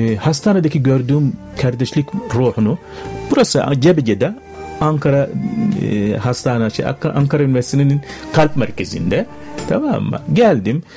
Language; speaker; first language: Turkish; non-native, fluent; Arabic